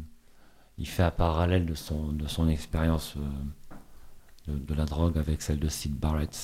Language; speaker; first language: French; native; French